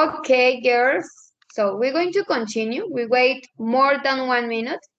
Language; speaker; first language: English; non-native, learner; Spanish